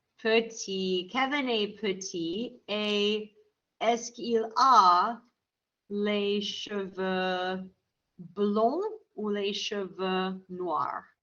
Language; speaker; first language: French; non-native, fluent; English